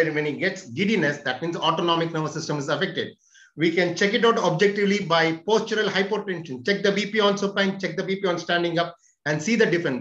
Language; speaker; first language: English; non-native, local second language; Telugu